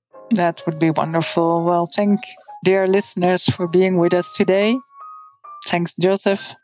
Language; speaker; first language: English; non-native, fluent; Dutch